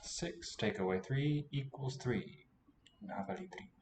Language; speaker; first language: Welsh; non-native, learner; English